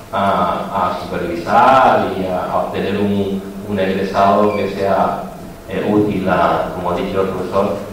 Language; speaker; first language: Spanish; native; Spanish